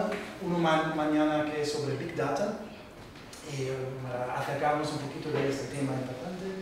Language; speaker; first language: Spanish; non-native, fluent; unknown